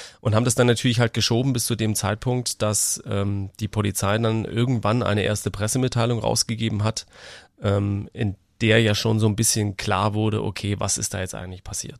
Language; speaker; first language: German; native; German